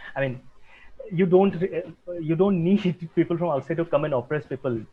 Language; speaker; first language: English; non-native, local second language; Assamese